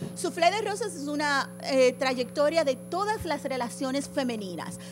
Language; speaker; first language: Spanish; early bilingual, heritage; Spanish